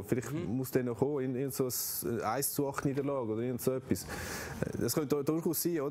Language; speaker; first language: German; native; German